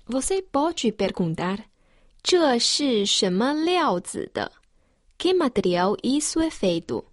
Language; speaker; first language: Portuguese; non-native, fluent; Chinese